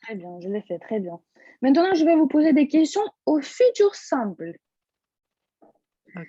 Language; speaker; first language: French; non-native, fluent; Russian